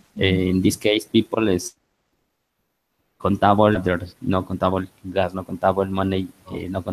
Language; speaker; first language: English; non-native, learner; Spanish